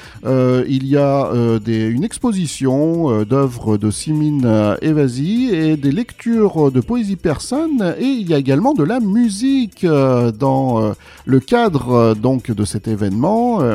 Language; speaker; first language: French; native; French